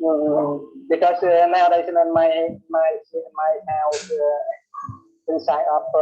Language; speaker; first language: English; non-native, learner; Vietnamese